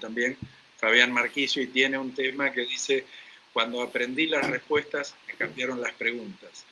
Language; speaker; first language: Spanish; native; Spanish